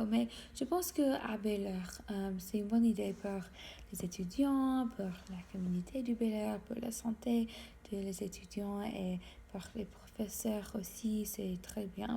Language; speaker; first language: French; non-native, learner; English